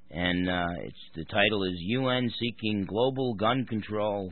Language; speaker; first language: English; native; English